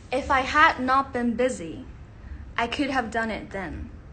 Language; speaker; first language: English; early bilingual, other home language; Japanese